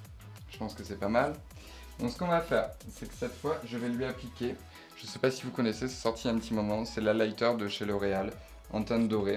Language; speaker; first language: French; native; French